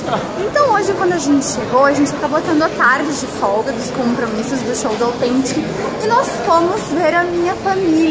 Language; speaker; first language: Portuguese; native; Portuguese